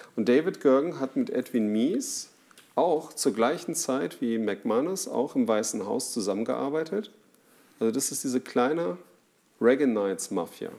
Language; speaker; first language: German; native; German